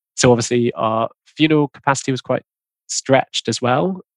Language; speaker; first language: English; native; English